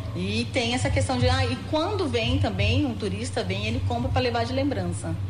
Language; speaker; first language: Portuguese; native; Portuguese